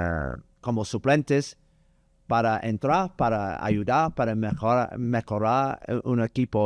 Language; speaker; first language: Spanish; non-native, learner; English